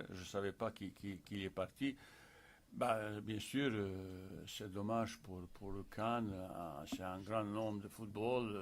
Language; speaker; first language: French; non-native, fluent; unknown